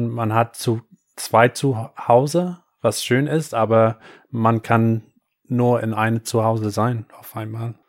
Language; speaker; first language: German; non-native, fluent; English